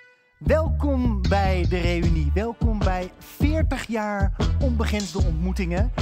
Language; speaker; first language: Dutch; native; Dutch